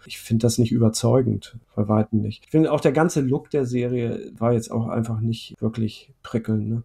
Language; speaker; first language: German; native; German